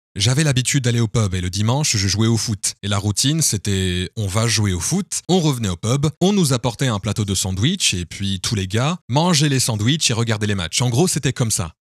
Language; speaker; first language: French; non-native, fluent; English